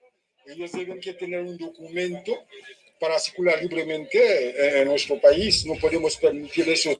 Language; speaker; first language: Spanish; non-native, fluent; Haitian Creole